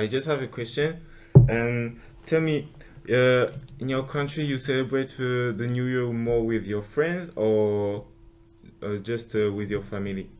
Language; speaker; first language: English; non-native, local second language; French